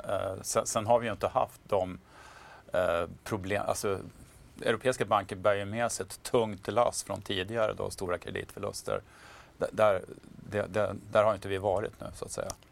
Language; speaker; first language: Swedish; native; Swedish